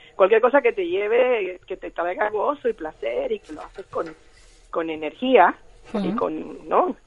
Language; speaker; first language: Spanish; native; Spanish